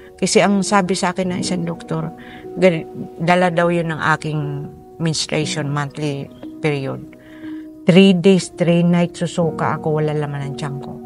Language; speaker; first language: Filipino; non-native, local second language; Bikol